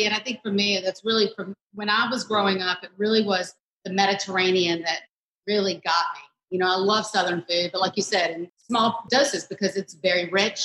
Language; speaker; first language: English; native; English